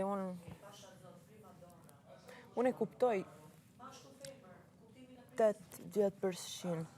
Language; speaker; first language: Albanian; early bilingual, heritage; Albanian